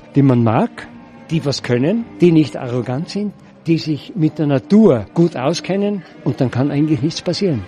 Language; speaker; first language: German; native; German